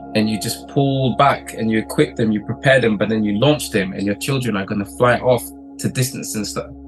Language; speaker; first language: English; early bilingual, other home language; Portuguese